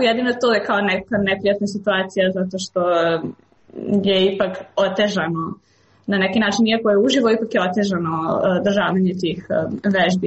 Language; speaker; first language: Serbian; native; Serbian